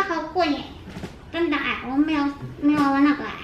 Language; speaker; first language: Filipino; non-native, learner; Indonesian